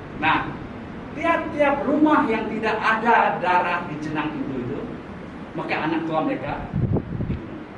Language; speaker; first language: Malay; non-native, local second language; Iban